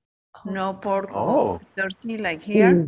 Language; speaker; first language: English; non-native, learner; Spanish